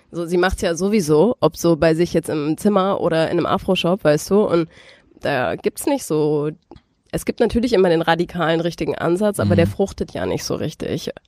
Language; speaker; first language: German; native; German